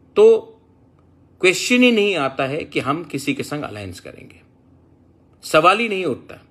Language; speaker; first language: Hindi; non-native, local second language; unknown